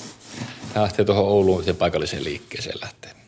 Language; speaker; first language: Finnish; native; Finnish